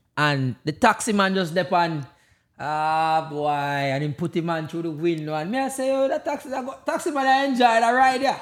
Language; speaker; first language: English; non-native, local second language; Jamaican Creole English